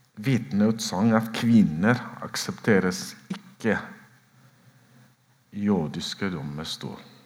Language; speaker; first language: Norwegian; non-native, fluent; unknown